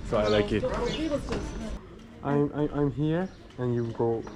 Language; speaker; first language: English; non-native, learner; Korean